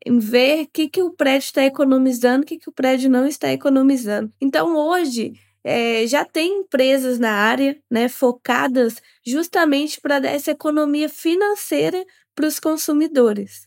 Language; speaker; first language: Portuguese; native; Portuguese